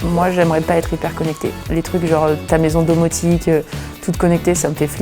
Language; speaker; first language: French; native; French